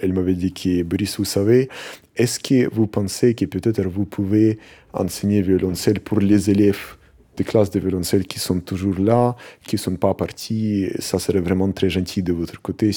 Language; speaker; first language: French; non-native, fluent; Russian